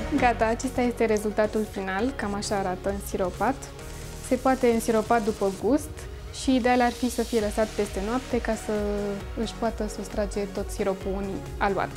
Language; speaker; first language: Romanian; early bilingual, heritage; Romanian